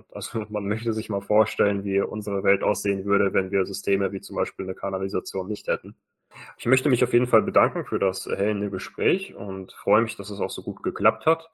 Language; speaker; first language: German; native; German